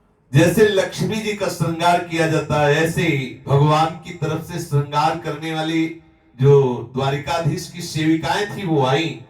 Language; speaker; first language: Hindi; native; Hindi